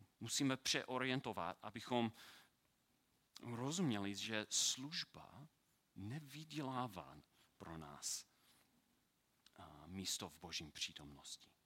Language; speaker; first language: Czech; non-native, learner; English